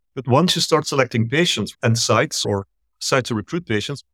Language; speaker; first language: English; non-native, fluent; Dutch